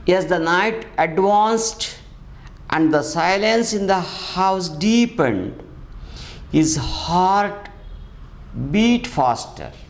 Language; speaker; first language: English; non-native, local second language; Kannada